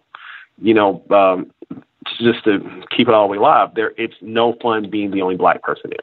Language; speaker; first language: English; native; English